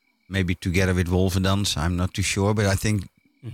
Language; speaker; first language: English; non-native, fluent; Dutch